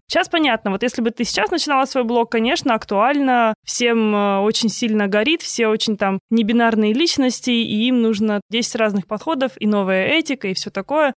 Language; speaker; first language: Russian; native; Russian